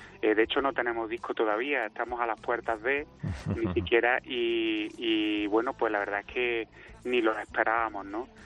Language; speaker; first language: Spanish; native; Spanish